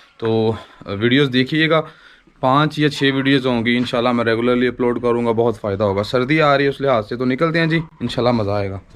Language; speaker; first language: Urdu; non-native, local second language; Punjabi